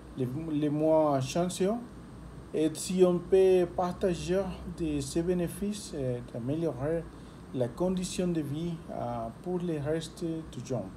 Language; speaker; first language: French; non-native, learner; Spanish